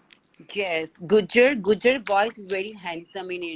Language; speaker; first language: English; non-native, learner; Hindi